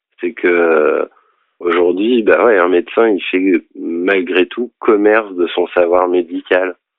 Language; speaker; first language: French; native; French